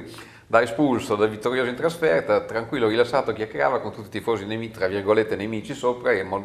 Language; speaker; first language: Italian; native; Italian